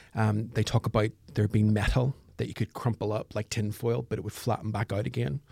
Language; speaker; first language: English; native; English